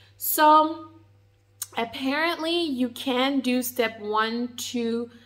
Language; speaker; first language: English; native; English